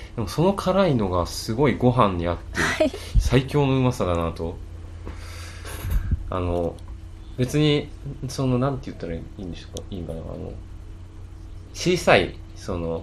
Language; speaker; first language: Japanese; native; Japanese